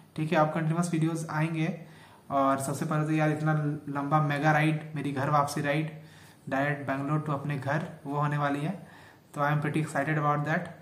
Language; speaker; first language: Hindi; native; Hindi